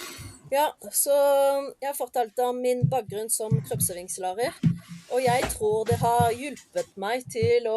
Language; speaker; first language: Norwegian; non-native, fluent; French